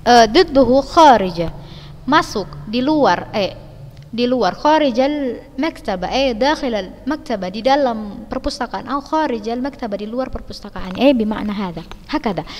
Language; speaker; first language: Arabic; non-native, fluent; Indonesian